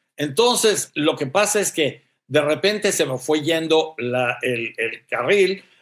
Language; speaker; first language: Spanish; native; Spanish